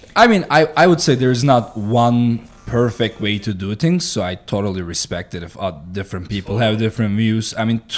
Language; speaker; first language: English; non-native, fluent; Turkish